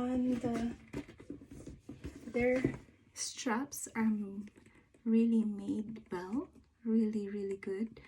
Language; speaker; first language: English; non-native, fluent; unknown